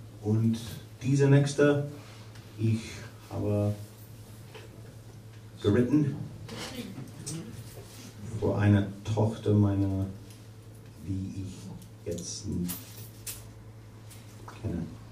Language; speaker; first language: German; non-native, learner; English